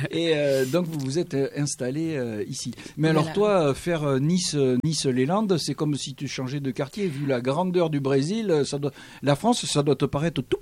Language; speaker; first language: French; native; French